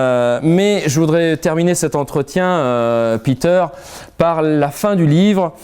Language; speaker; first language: French; native; French